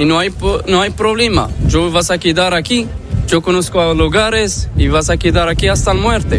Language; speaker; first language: Spanish; non-native, learner; Arabic